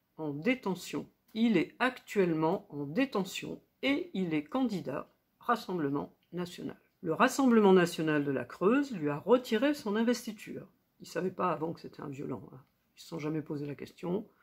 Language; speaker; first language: French; native; French